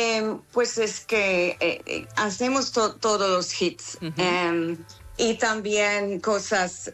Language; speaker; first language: Spanish; non-native, learner; English